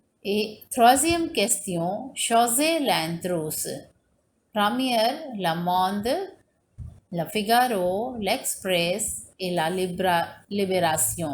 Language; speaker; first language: French; non-native, learner; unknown